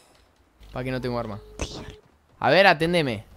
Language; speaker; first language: Spanish; native; Spanish